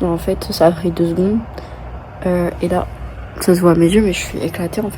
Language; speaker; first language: French; native; French